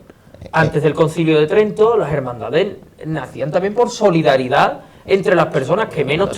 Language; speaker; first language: Spanish; native; Spanish